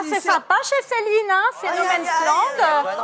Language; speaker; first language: French; native; French